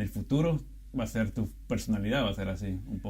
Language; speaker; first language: Spanish; native; Spanish